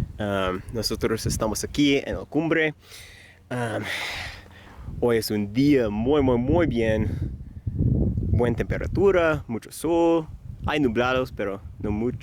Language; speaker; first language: Spanish; non-native, learner; English